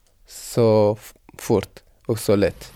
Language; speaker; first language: Swedish; non-native, fluent; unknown